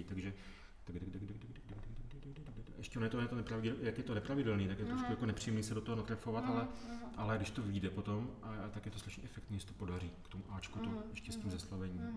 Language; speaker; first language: Czech; native; Czech